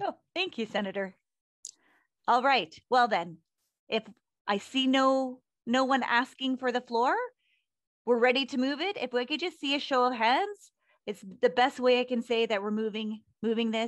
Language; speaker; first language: English; native; English